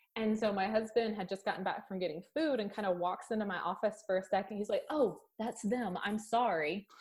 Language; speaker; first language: English; native; English